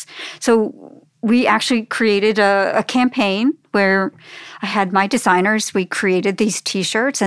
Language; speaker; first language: English; native; English